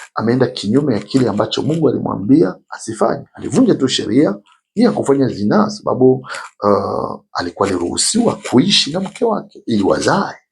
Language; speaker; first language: Swahili; native; Swahili